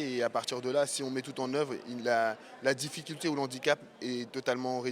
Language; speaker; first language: French; native; French